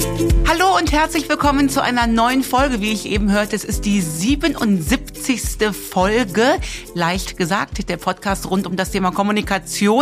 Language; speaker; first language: German; native; German